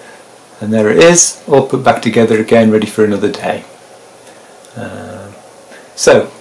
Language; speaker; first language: English; native; English